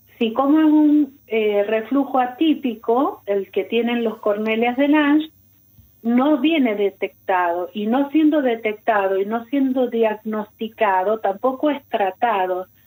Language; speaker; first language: Spanish; non-native, fluent; Italian